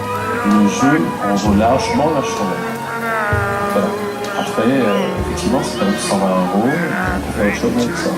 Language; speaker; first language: French; native; French